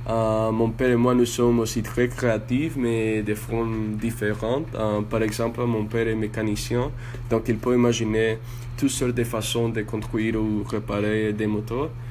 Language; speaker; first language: French; non-native, learner; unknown